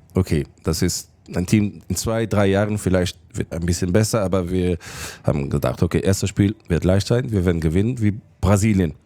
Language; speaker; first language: German; non-native, fluent; Portuguese